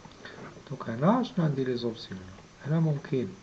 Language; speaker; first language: Arabic; native; Arabic